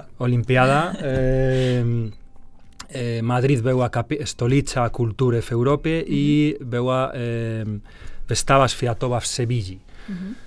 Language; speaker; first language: Polish; non-native, fluent; Spanish